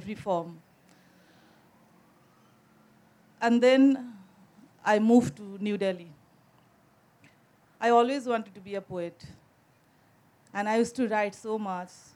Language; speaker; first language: English; non-native, local second language; Bangla